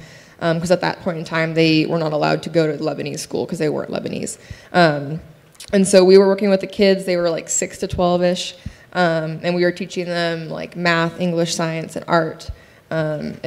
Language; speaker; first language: English; native; English